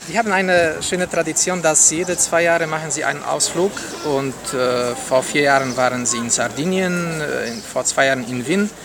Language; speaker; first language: German; non-native, fluent; Polish